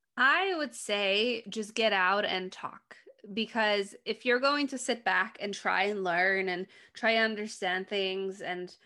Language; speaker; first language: English; non-native, fluent; Polish